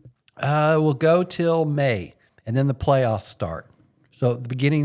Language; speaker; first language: English; native; English